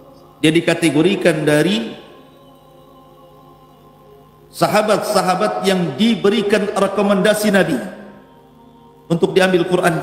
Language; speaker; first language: Indonesian; native; Indonesian